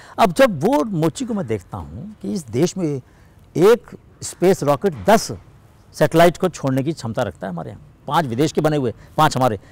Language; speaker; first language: Hindi; native; Hindi